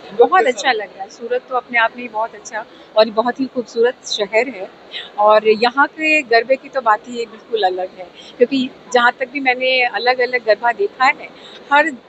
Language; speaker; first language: Hindi; native; Hindi